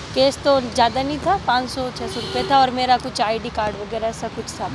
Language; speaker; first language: Hindi; native; Hindi